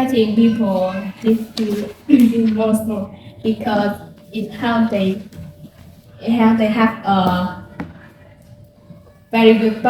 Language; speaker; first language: English; non-native, learner; Vietnamese